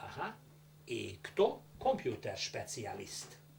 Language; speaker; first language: Russian; non-native, learner; Hungarian